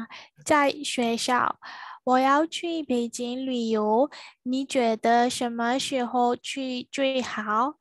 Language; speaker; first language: Chinese; non-native, learner; Burmese